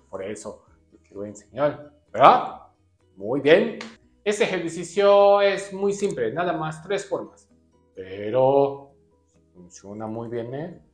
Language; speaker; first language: Spanish; non-native, learner; Japanese